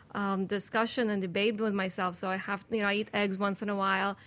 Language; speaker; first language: English; non-native, fluent; Russian